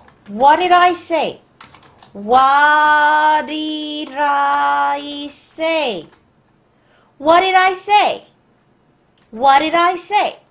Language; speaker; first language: English; non-native, fluent; Korean